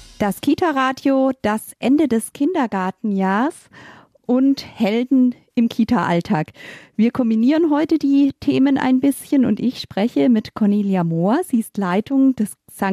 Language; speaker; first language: German; native; German